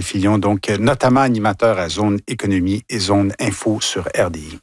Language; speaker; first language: French; native; French